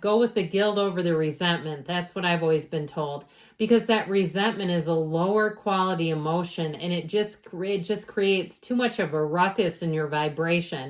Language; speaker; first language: English; native; English